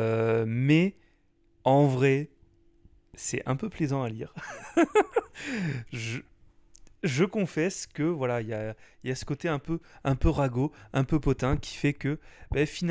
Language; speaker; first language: French; native; French